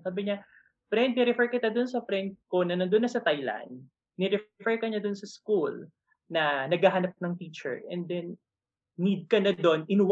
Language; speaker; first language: English; non-native, local second language; Filipino